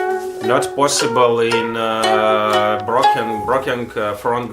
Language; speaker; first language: English; non-native, learner; Russian